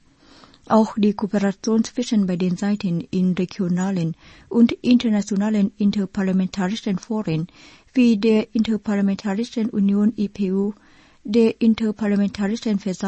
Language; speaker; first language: German; non-native, fluent; Vietnamese